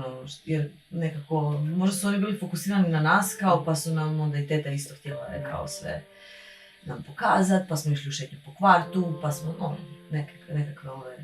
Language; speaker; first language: Bosnian; native; Bosnian